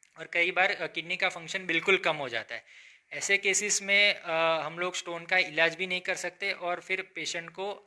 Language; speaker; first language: Hindi; non-native, local second language; Gujarati